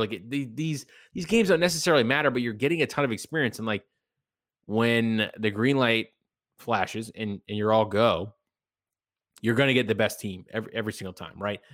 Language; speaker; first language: English; native; English